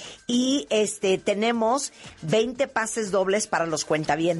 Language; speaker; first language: Spanish; native; Spanish